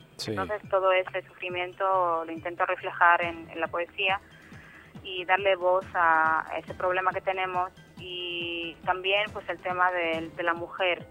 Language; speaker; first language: Spanish; non-native, fluent; Arabic